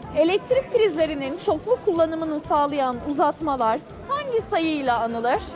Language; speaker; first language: Turkish; native; Turkish